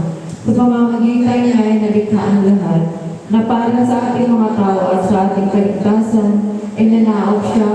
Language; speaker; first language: Filipino; native; Filipino